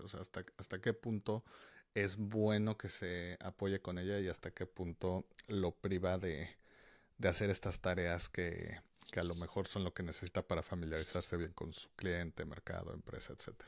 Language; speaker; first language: Spanish; native; Spanish